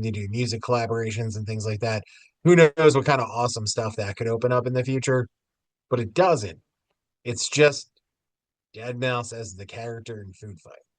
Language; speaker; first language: English; native; English